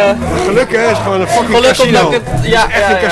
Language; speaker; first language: Dutch; native; Dutch